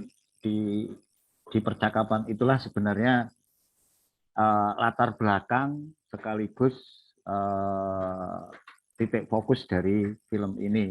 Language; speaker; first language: Indonesian; native; Indonesian